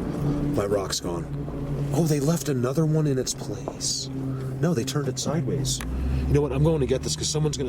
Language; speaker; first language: English; native; English